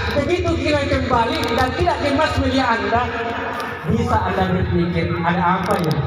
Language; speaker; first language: Indonesian; non-native, local second language; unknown